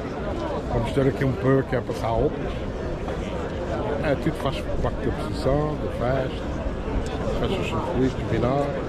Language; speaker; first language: Portuguese; native; Portuguese